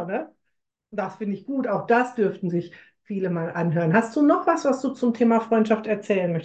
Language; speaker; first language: German; native; German